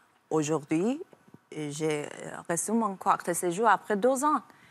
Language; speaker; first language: French; non-native, learner; Persian